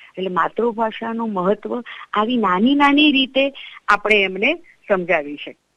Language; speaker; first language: Gujarati; non-native, local second language; Marathi